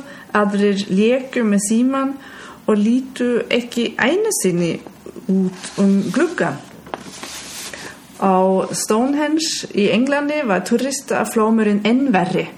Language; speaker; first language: Icelandic; non-native, learner; German